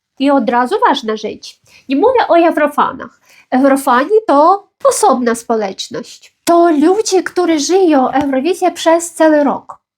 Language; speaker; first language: Polish; non-native, fluent; Ukrainian